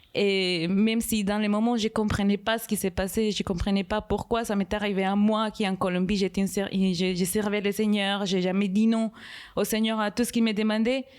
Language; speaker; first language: French; non-native, fluent; Spanish